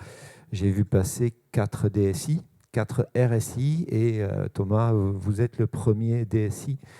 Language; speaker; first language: French; native; French